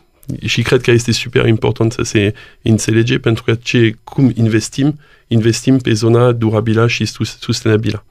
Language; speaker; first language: Romanian; non-native, learner; French